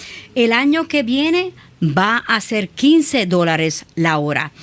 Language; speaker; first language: Spanish; early bilingual, other home language; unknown